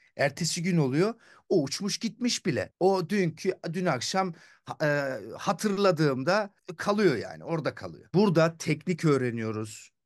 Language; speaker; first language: Turkish; early bilingual, heritage; Turkish